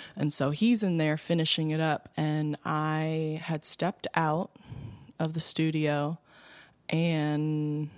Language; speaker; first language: English; native; English